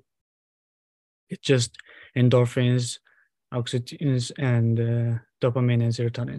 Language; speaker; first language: English; non-native, fluent; Mongolian